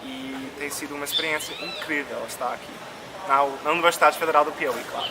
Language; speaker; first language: Portuguese; non-native, fluent; English